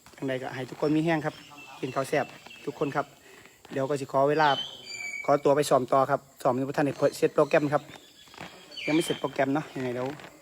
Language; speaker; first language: Thai; native; Thai